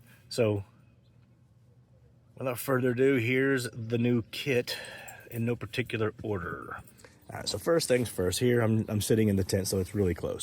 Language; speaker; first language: English; native; English